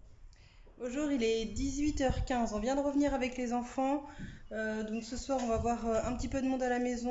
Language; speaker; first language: French; native; French